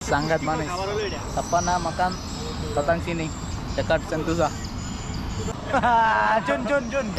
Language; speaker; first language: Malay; non-native, learner; Bangla